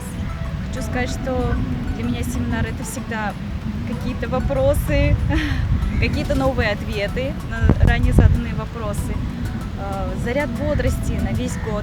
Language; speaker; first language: Russian; native; Russian